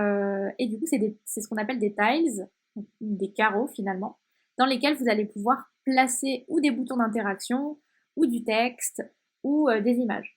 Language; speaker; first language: French; native; French